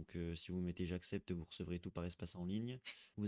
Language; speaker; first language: French; native; French